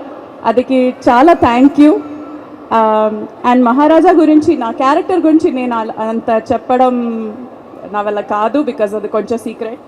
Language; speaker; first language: Telugu; non-native, learner; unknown